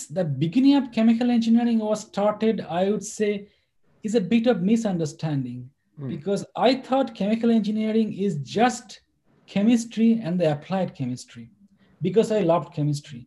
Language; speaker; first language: English; non-native, local second language; Bangla